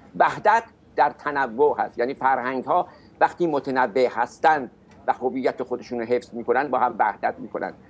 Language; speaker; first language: Persian; native; Persian